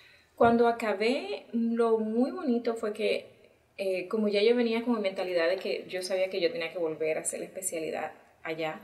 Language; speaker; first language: Spanish; early bilingual, heritage; Spanish